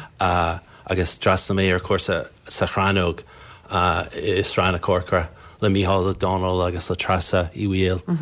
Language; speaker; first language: Irish; non-native, fluent; English